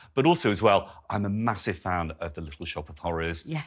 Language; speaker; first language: English; native; English